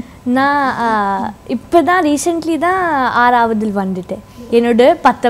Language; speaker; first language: Tamil; non-native, local second language; Hindi